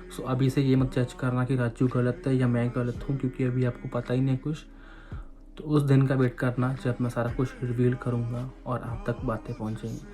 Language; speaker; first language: Hindi; non-native, local second language; Punjabi